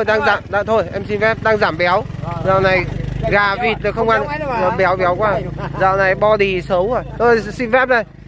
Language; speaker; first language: Vietnamese; native; Vietnamese